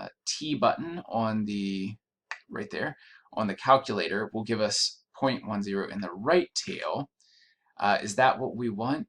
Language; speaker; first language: English; native; English